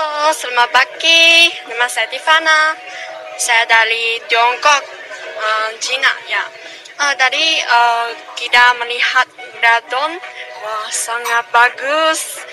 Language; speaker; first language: Indonesian; non-native, learner; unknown